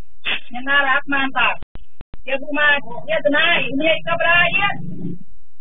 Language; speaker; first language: Russian; non-native, learner; Vietnamese